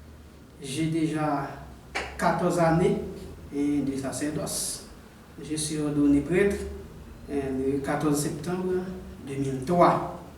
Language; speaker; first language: French; non-native, local second language; Haitian Creole